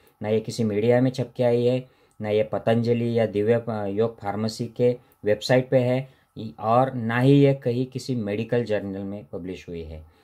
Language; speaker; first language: Hindi; non-native, local second language; Marathi